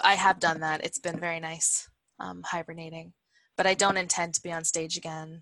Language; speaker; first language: English; native; English